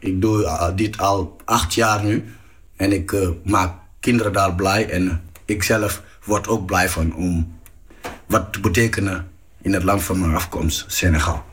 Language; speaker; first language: Dutch; non-native, fluent; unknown